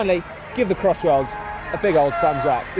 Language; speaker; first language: English; native; English